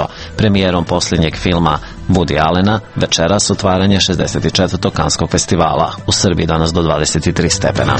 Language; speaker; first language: Serbian; native; Serbian